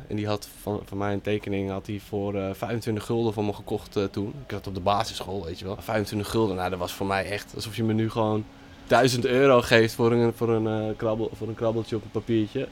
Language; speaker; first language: Dutch; native; Dutch